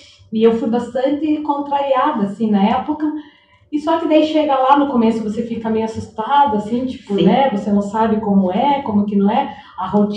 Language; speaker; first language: Portuguese; native; Portuguese